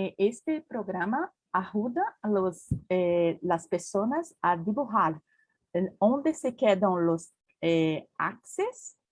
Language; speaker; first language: Spanish; non-native, learner; Portuguese